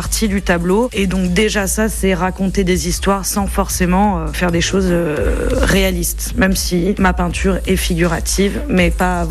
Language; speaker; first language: French; native; French